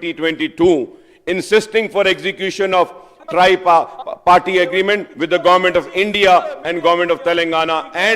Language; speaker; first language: English; non-native, local second language; Urdu